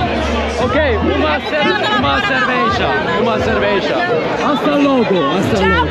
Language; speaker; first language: Portuguese; non-native, learner; Swiss German